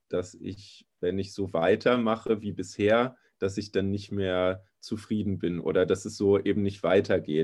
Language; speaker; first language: German; native; German